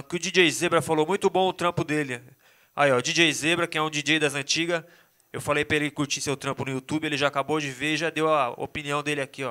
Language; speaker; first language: Portuguese; native; Portuguese